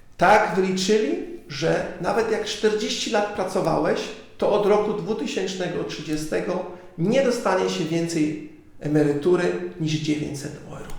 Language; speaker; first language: Polish; early bilingual, heritage; Polish